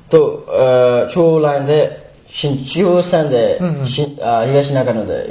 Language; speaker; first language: Japanese; non-native, learner; Burmese